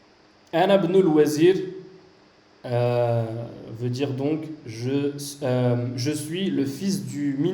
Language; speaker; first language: French; native; French